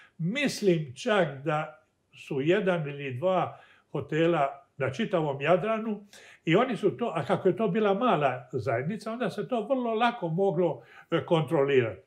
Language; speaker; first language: Croatian; native; Croatian